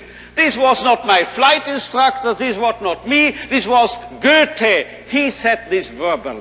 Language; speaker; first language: English; non-native, fluent; German